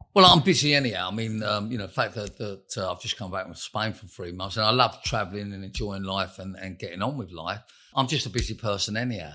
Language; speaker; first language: English; native; English